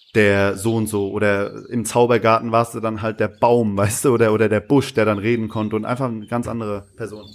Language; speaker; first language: German; native; German